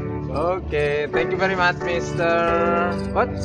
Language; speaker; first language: English; non-native, learner; Indonesian